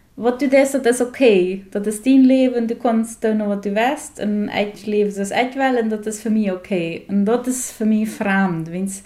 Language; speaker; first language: German; non-native, fluent; Plautdietsch